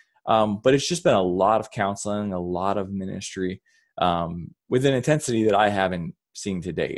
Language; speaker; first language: English; native; English